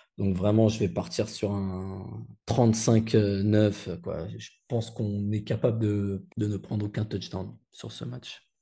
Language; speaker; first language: French; native; French